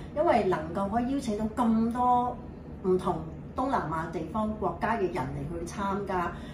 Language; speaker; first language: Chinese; non-native, local second language; Cantonese